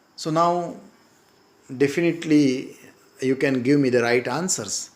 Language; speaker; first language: English; non-native, local second language; Marathi